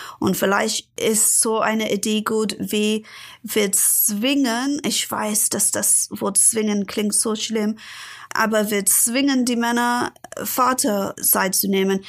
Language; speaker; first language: German; non-native, fluent; English